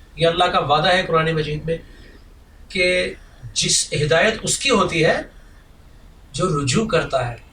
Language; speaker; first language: Urdu; native; Urdu